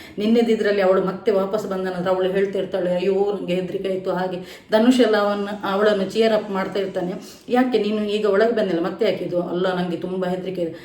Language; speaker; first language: Kannada; non-native, local second language; Tulu